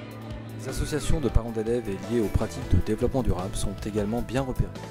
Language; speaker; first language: French; native; French